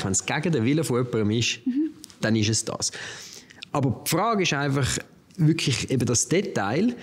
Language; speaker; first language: German; native; German